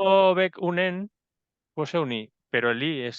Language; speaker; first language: Catalan; non-native, local second language; Spanish